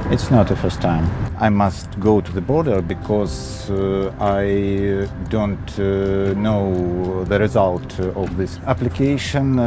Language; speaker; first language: English; non-native, learner; Ukrainian